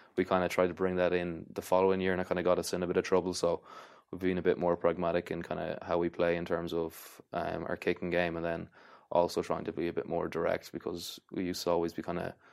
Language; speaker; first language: English; native; English